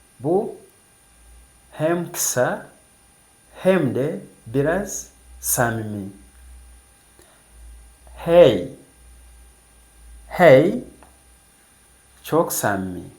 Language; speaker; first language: Turkish; non-native, fluent; English